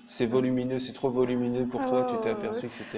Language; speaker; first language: French; native; French